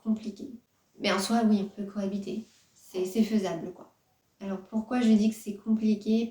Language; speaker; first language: French; native; French